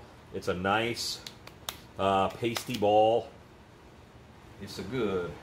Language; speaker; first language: English; native; English